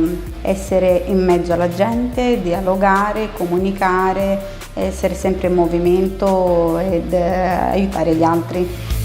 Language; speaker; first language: Italian; non-native, fluent; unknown